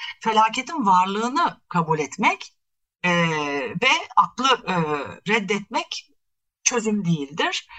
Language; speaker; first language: Turkish; native; Turkish